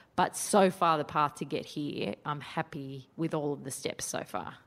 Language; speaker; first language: English; native; English